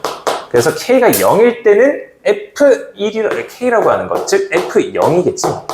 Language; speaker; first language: Korean; native; Korean